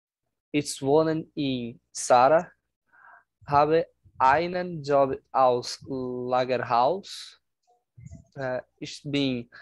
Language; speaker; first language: German; non-native, learner; Portuguese